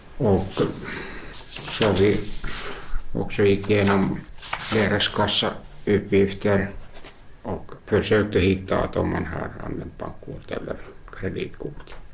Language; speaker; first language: Swedish; non-native, local second language; Finnish